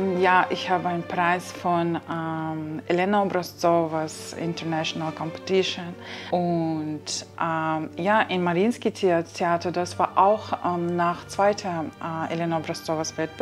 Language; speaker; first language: German; non-native, learner; Kazakh